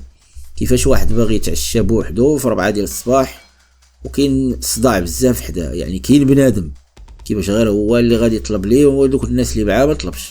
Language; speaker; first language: Arabic; native; Arabic